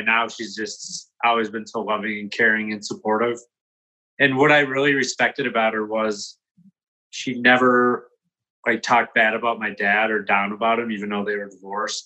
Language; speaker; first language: English; native; English